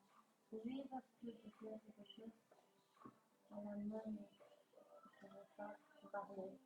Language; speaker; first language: French; non-native, learner; Chinese